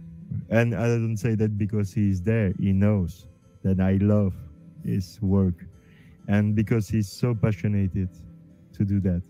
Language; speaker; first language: English; non-native, learner; French